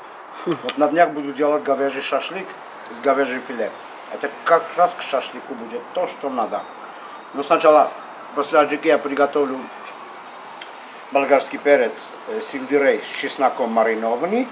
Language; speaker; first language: Russian; non-native, fluent; Armenian